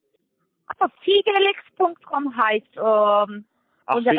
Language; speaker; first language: German; non-native, learner; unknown